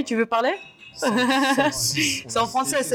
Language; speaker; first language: French; non-native, learner; Hebrew